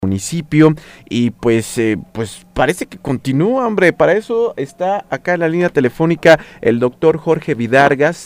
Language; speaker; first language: Spanish; native; Spanish